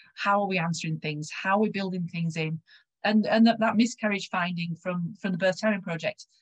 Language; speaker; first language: English; native; English